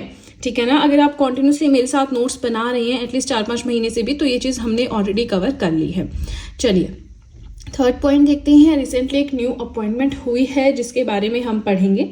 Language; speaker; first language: Hindi; native; Hindi